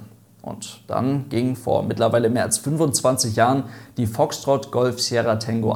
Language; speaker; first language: German; native; German